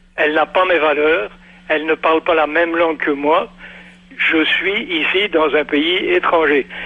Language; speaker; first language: French; native; French